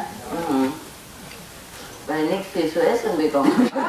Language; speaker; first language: German; non-native, learner; Vietnamese